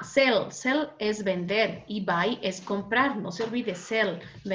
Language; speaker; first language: Spanish; native; Spanish